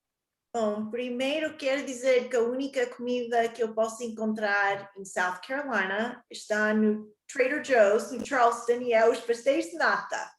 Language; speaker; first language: Portuguese; early bilingual, heritage; Portuguese